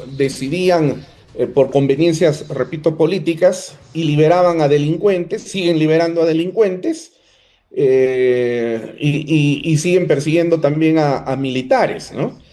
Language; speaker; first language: Spanish; native; Spanish